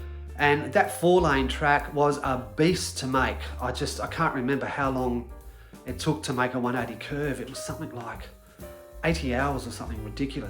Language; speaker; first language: English; native; English